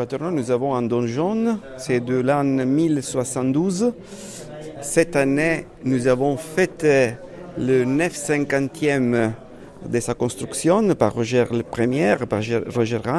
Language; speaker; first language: French; non-native, fluent; Italian